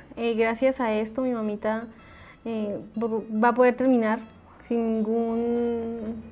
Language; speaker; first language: Spanish; native; Spanish